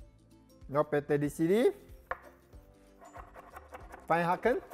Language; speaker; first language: German; non-native, learner; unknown